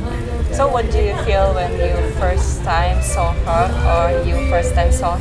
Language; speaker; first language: English; non-native, learner; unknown